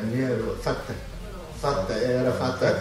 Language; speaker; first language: Portuguese; non-native, fluent; Arabic